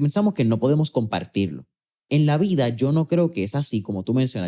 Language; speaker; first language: Spanish; native; Spanish